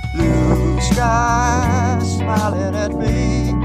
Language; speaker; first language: German; native; German